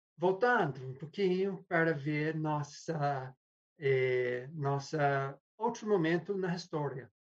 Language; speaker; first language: Portuguese; non-native, fluent; English